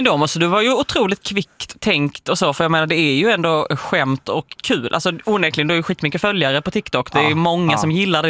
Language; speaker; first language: Swedish; native; Swedish